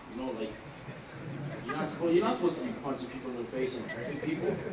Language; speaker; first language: English; native; English